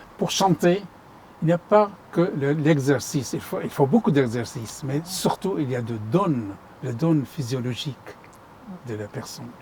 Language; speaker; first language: French; non-native, fluent; Arabic